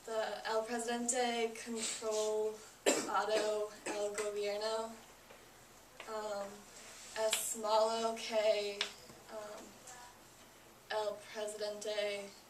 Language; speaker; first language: Spanish; non-native, learner; English